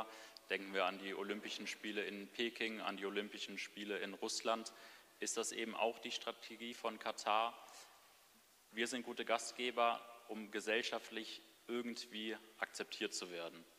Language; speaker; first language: German; native; German